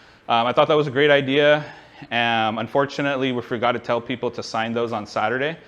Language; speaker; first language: English; native; English